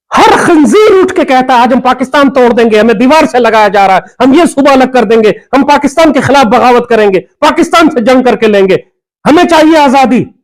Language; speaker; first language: Urdu; native; Urdu